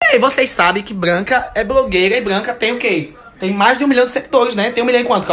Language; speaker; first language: Portuguese; native; Portuguese